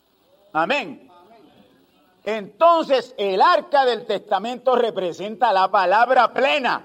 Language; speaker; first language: Spanish; native; Spanish